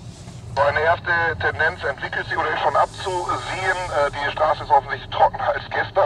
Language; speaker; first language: German; native; German